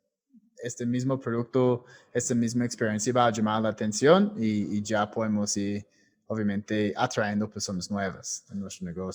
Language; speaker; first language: Spanish; non-native, fluent; English